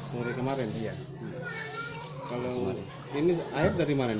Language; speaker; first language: Indonesian; native; Indonesian